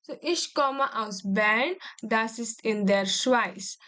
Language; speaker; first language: German; non-native, learner; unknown